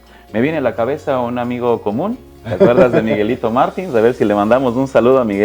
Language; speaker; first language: Spanish; native; Spanish